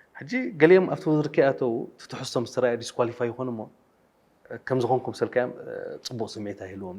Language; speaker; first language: Tigrinya; native; Tigrinya